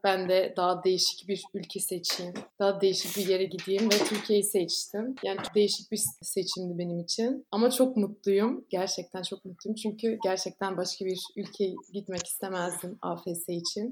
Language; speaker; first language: Turkish; non-native, fluent; Dutch